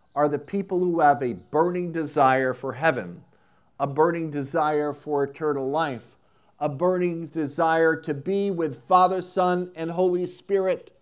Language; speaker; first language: English; native; English